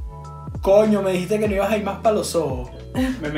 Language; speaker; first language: Spanish; native; Spanish